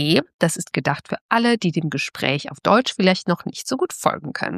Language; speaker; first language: German; native; German